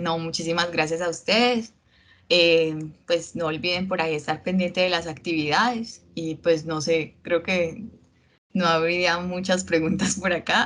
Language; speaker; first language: Spanish; native; Spanish